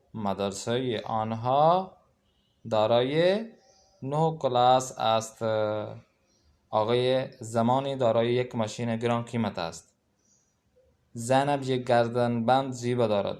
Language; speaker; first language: Persian; non-native, learner; Urdu